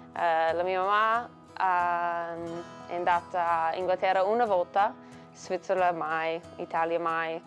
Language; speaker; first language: Italian; non-native, learner; English